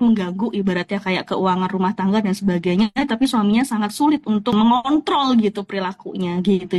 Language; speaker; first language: Indonesian; native; Indonesian